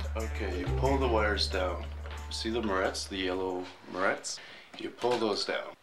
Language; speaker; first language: English; non-native, fluent; Romanian